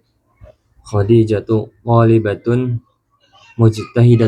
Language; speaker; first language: Arabic; non-native, learner; Indonesian